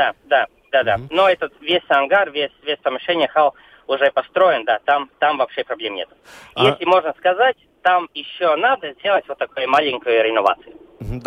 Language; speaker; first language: Russian; non-native, local second language; Latvian